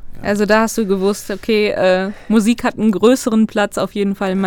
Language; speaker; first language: German; native; German